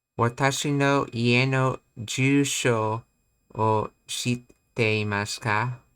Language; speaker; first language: Japanese; non-native, learner; English